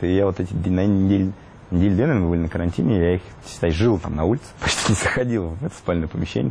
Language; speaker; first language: Russian; native; Russian